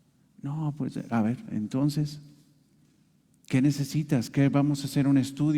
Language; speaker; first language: Spanish; native; Spanish